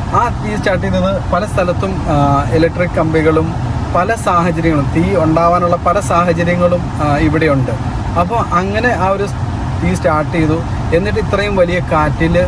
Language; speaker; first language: Malayalam; native; Malayalam